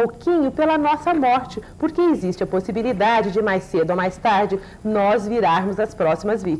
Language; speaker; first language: Portuguese; native; Portuguese